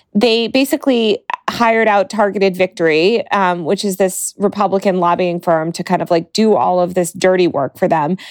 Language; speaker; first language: English; native; English